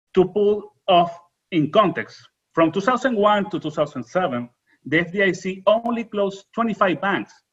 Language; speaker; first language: English; non-native, fluent; Spanish